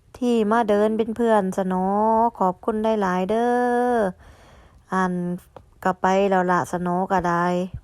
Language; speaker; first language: Thai; native; Thai